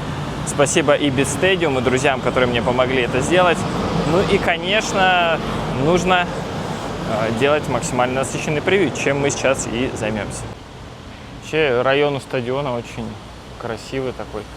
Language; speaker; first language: Russian; native; Russian